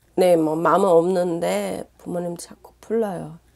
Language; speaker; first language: Korean; non-native, learner; Uzbek